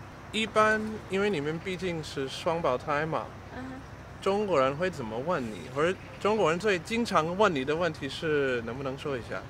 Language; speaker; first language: Chinese; non-native, fluent; English